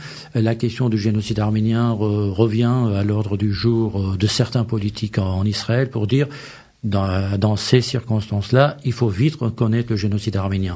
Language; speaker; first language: French; native; French